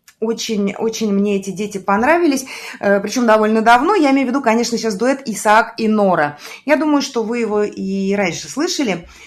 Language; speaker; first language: Russian; native; Russian